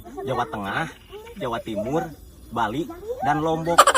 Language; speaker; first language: Indonesian; non-native, local second language; Sundanese